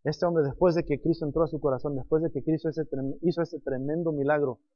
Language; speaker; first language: Spanish; non-native, fluent; English